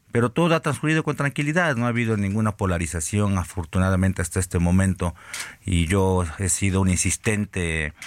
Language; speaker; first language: Spanish; native; Spanish